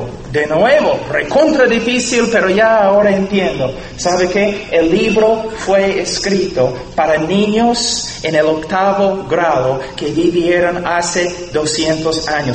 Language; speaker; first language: Spanish; non-native, fluent; English